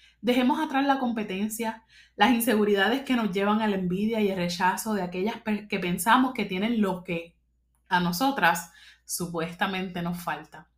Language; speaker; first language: Spanish; native; Spanish